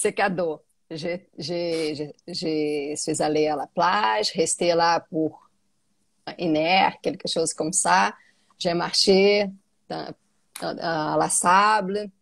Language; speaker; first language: French; non-native, learner; Portuguese